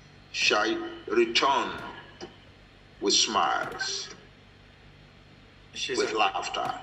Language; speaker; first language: English; non-native, local second language; Yoruba